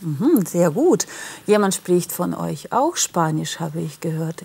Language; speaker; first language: German; non-native, fluent; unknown